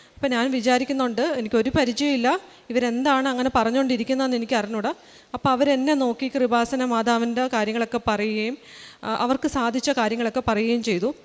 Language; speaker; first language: Malayalam; early bilingual, heritage; Malayalam